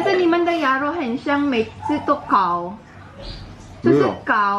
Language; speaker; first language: Chinese; non-native, learner; Filipino